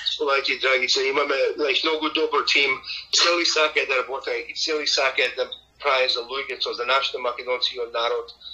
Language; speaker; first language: Macedonian; early bilingual, heritage; Macedonian